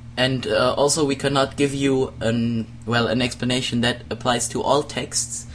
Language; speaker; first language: English; non-native, fluent; German